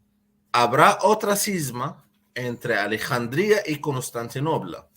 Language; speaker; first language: Spanish; non-native, fluent; Arabic